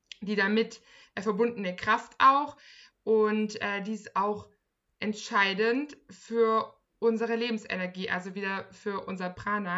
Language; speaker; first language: German; native; German